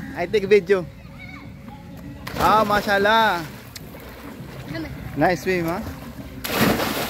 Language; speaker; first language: English; non-native, local second language; Filipino